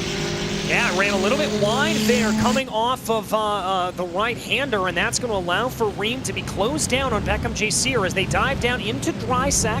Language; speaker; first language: English; native; English